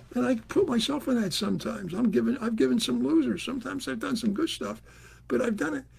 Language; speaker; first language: English; native; English